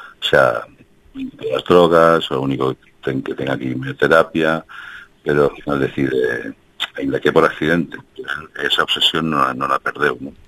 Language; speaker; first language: Galician; early bilingual, heritage; Galician